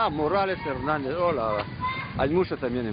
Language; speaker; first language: Spanish; non-native, learner; French